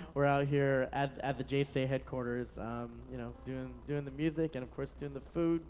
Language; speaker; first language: English; native; English